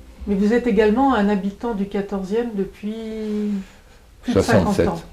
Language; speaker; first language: French; native; French